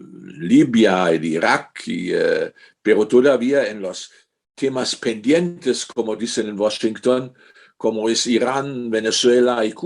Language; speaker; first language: Spanish; non-native, fluent; German